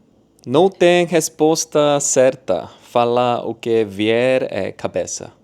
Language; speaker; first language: Portuguese; non-native, learner; Korean